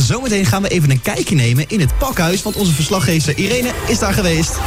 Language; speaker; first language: Dutch; native; Dutch